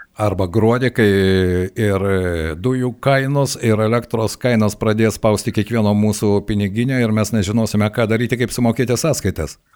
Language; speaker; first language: Lithuanian; native; Lithuanian